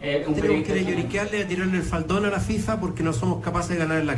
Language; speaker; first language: Spanish; native; Spanish